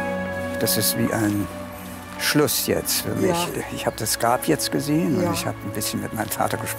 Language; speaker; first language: German; early bilingual, heritage; German